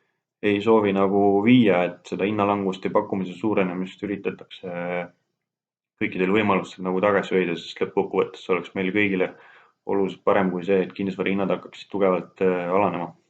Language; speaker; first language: Estonian; native; Estonian